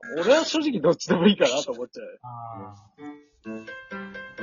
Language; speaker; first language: Japanese; native; Japanese